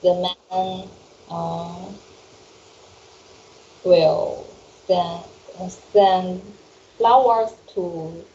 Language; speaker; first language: English; non-native, learner; Chinese